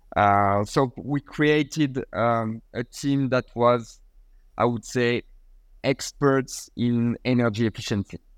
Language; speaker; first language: English; non-native, fluent; French